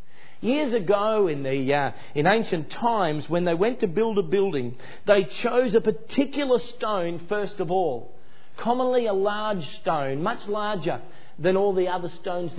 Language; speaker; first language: English; native; English